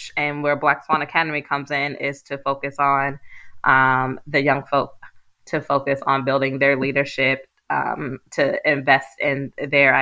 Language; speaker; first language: English; native; English